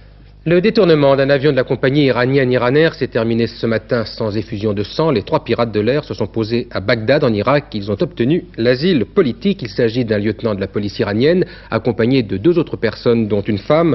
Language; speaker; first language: French; native; French